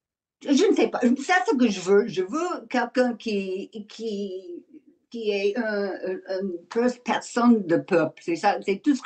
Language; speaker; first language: French; non-native, learner; English